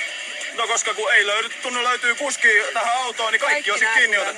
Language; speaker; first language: Finnish; native; Finnish